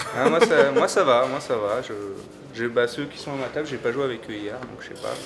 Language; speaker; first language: French; native; French